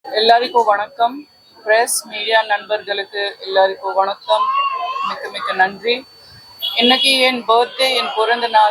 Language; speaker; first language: Tamil; non-native, fluent; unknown